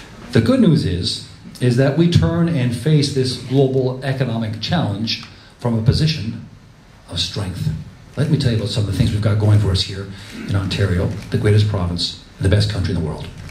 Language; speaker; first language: English; native; English